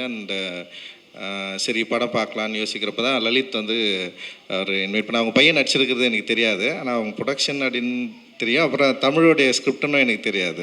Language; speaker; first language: Tamil; native; Tamil